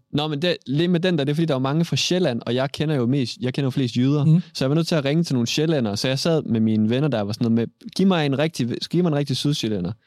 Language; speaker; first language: Danish; native; Danish